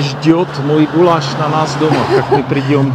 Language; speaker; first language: Russian; non-native, learner; Czech